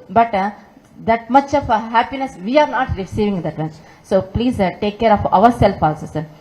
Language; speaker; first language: English; non-native, local second language; Telugu